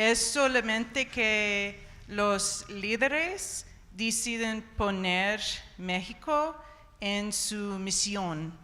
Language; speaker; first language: Spanish; non-native, learner; English